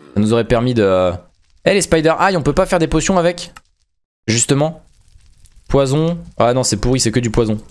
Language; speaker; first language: French; native; French